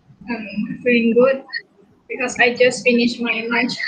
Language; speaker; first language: English; non-native, local second language; Malay